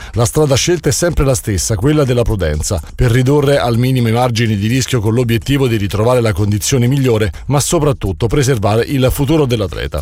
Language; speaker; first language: Italian; native; Italian